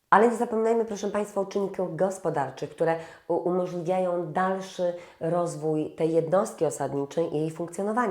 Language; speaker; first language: Polish; native; Polish